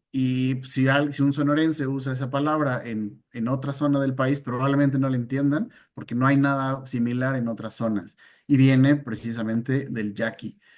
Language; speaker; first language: Spanish; native; Spanish